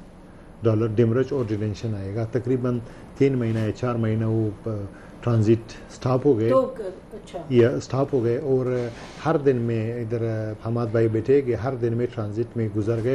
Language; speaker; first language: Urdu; non-native, learner; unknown